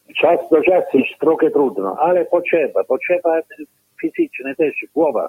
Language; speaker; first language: Polish; non-native, learner; Italian